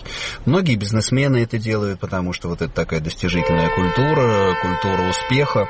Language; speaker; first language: Russian; native; Russian